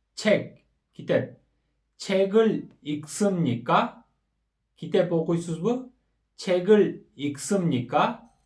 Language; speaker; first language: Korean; non-native, fluent; Kyrgyz